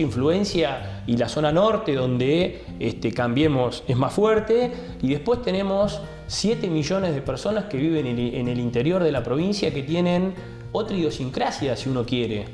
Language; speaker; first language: Spanish; native; Spanish